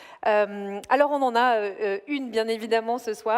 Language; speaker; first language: French; native; French